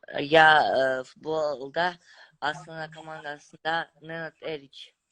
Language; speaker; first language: Kazakh; non-native, local second language; Russian